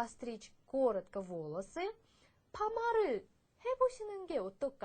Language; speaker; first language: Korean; non-native, fluent; Russian